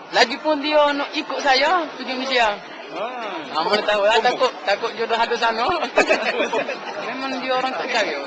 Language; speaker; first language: Malay; non-native, fluent; Arabic